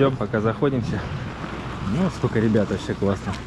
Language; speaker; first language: Russian; native; Russian